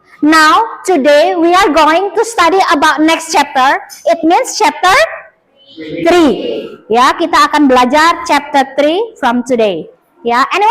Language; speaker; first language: English; non-native, fluent; Indonesian